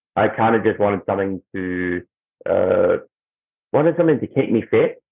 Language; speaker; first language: English; native; English